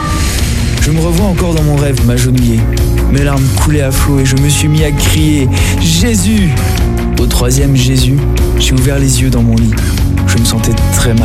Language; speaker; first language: French; native; French